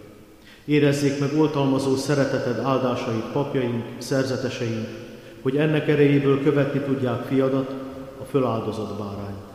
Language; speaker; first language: Hungarian; native; Hungarian